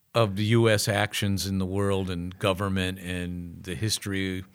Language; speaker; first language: English; native; English